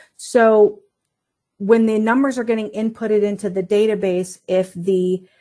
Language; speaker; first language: English; native; English